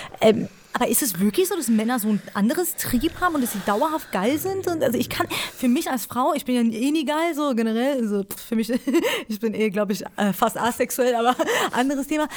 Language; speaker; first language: German; early bilingual, other home language; Persian